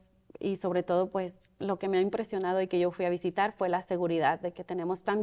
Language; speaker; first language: Spanish; early bilingual, other home language; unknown